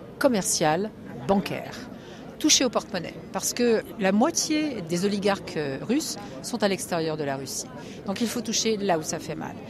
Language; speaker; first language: French; non-native, fluent; Ukrainian